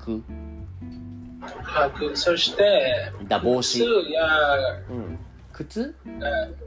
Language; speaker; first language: Japanese; non-native, learner; English